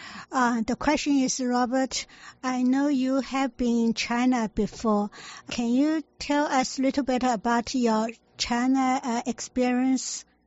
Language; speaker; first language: English; non-native, fluent; Chinese